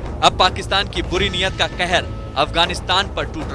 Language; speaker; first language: Hindi; native; Hindi